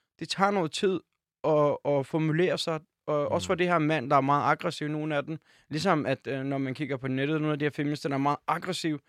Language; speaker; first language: Danish; early bilingual, other home language; Turkish